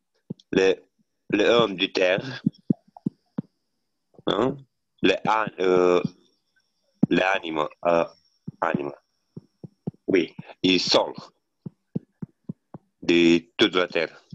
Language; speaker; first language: French; non-native, learner; Italian